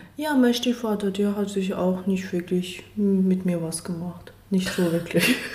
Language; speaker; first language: German; non-native, fluent; Chinese